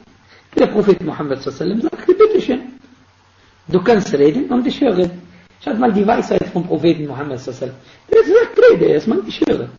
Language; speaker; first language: German; non-native, fluent; Arabic